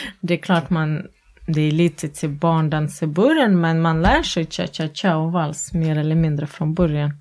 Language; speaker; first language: Swedish; non-native, fluent; Latvian